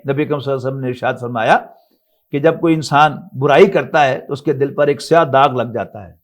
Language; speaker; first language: Urdu; non-native, local second language; Punjabi